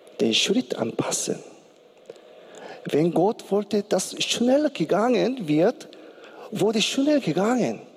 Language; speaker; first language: German; non-native, learner; Korean